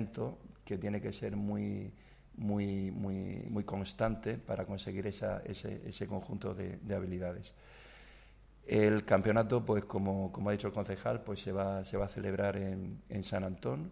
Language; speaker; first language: Spanish; native; Spanish